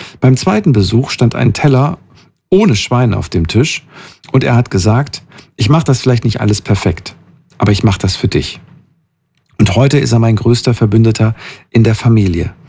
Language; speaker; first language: German; native; German